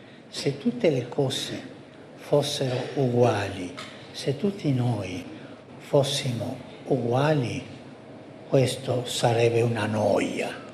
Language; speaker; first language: Italian; early bilingual, heritage; Spanish